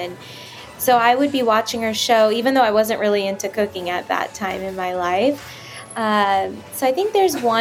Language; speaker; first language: English; native; English